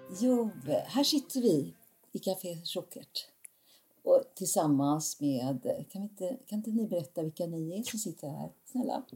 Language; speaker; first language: Swedish; native; Swedish